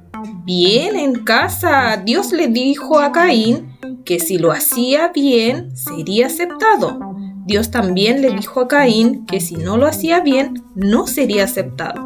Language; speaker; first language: Spanish; native; Spanish